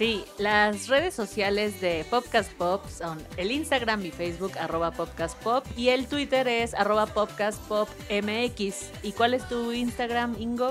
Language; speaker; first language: Spanish; native; Spanish